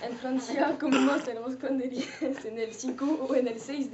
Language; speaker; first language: Spanish; non-native, learner; French